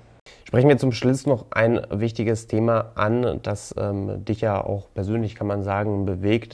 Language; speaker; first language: German; native; German